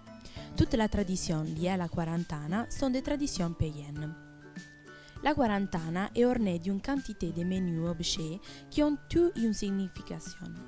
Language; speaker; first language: French; non-native, learner; Italian